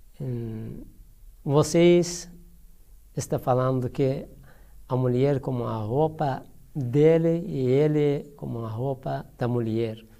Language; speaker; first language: Portuguese; non-native, learner; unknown